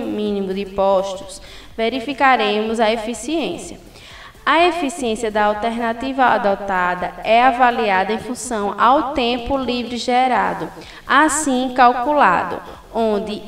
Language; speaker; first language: Portuguese; native; Portuguese